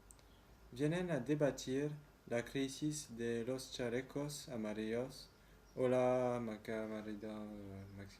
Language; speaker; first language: Spanish; non-native, learner; French